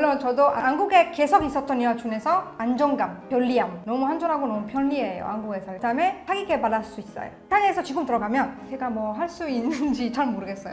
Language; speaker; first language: Korean; non-native, fluent; Italian